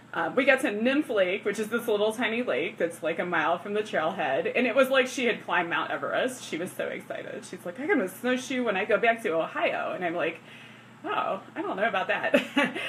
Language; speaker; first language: English; native; English